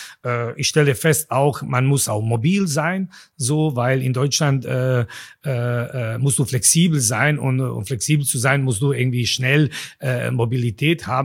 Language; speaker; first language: German; non-native, fluent; Bosnian